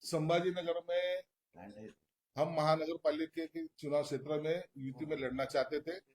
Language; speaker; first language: Hindi; non-native, local second language; Marathi